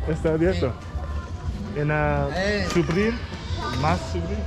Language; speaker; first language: Spanish; non-native, learner; English